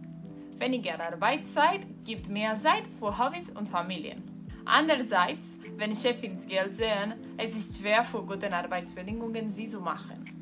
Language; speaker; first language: German; non-native, learner; Spanish